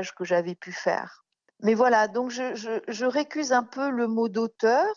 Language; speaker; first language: French; native; French